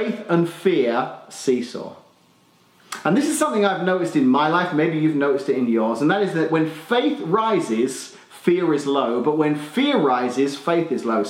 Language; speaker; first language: English; native; English